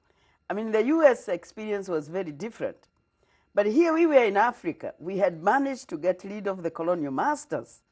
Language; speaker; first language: English; non-native, local second language; Kikuyu